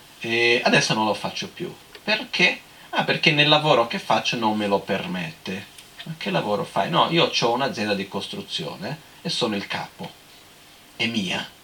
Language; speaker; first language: Italian; non-native, fluent; Portuguese